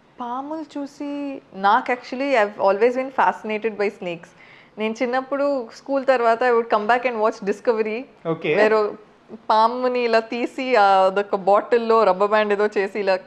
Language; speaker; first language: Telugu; non-native, fluent; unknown